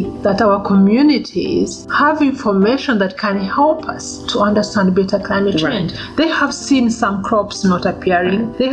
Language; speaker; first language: English; non-native, local second language; Kinyarwanda